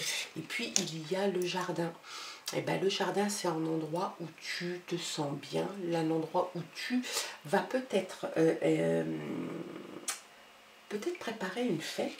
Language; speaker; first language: French; native; French